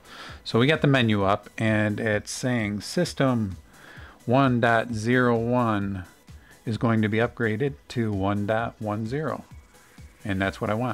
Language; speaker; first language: English; native; English